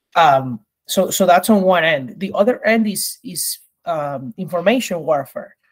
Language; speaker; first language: English; early bilingual, other home language; Spanish